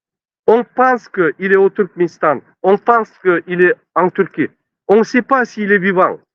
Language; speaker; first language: French; non-native, learner; Turkmen